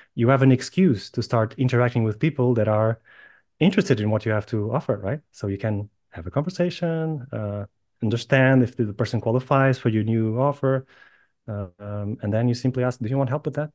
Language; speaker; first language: English; non-native, fluent; Portuguese